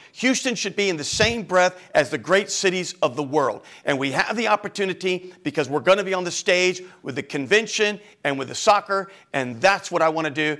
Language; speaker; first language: English; native; English